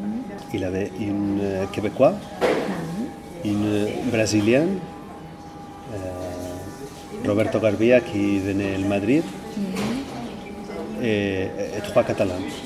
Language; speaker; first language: French; non-native, fluent; Catalan